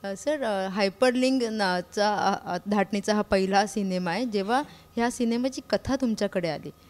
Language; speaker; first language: Marathi; native; Marathi